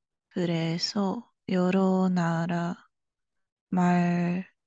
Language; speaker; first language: Korean; non-native, learner; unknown